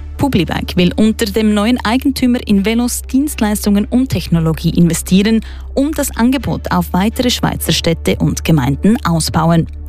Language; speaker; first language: German; native; German